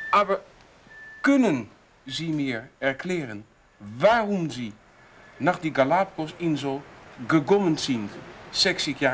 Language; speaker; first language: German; non-native, learner; Dutch